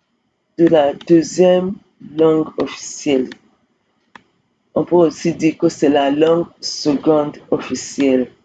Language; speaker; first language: French; non-native, fluent; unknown